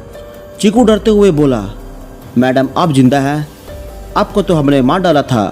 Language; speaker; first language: Hindi; native; Hindi